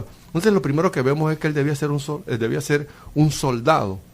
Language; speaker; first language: Spanish; native; Spanish